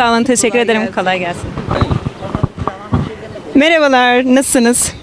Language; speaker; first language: Turkish; native; Turkish